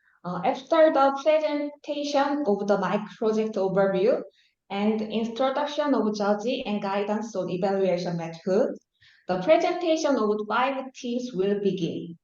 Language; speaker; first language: English; non-native, learner; Korean